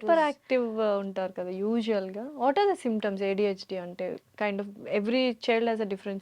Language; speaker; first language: Telugu; native; Telugu